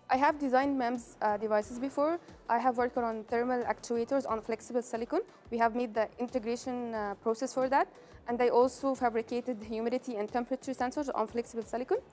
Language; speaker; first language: English; non-native, fluent; Arabic